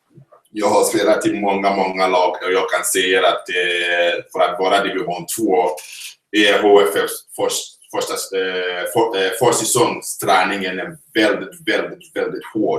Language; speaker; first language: Swedish; non-native, fluent; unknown